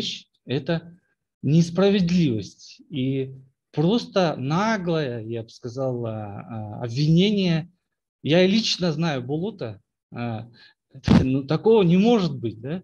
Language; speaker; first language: Russian; non-native, local second language; Kyrgyz